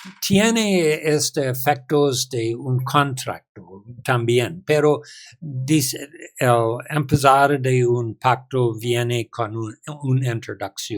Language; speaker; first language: Spanish; non-native, learner; English